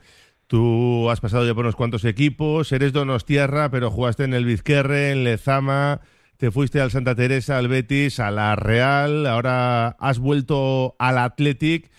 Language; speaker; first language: Spanish; native; Spanish